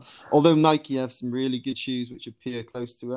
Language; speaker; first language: English; native; English